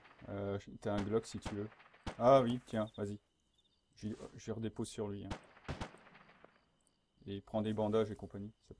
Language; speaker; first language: French; native; French